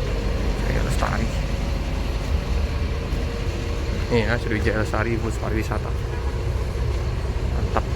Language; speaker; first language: Indonesian; native; Indonesian